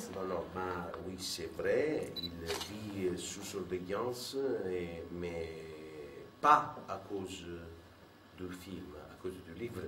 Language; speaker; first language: French; non-native, fluent; Italian